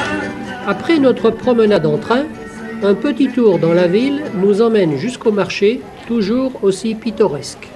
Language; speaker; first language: French; native; French